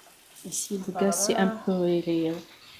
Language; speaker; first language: French; non-native, local second language; Arabic